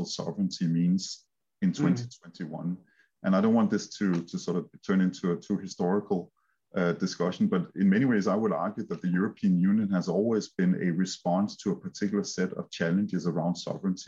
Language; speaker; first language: English; non-native, fluent; Danish